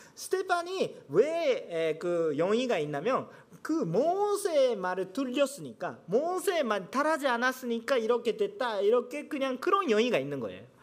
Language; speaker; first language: Korean; non-native, fluent; Japanese